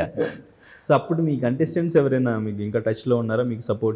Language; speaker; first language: Telugu; native; Telugu